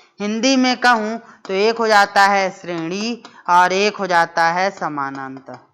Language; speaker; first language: Hindi; native; Hindi